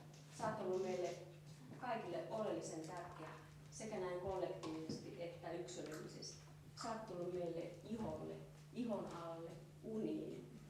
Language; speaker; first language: Finnish; native; Finnish